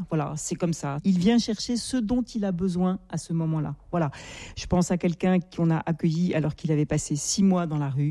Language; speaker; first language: French; native; French